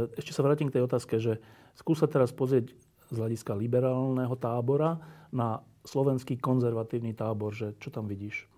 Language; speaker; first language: Slovak; native; Slovak